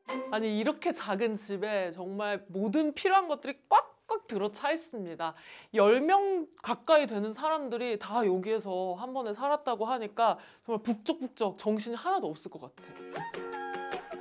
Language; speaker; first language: Korean; native; Korean